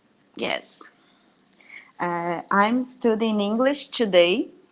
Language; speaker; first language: English; non-native, learner; Portuguese